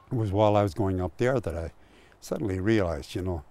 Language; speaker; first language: English; native; English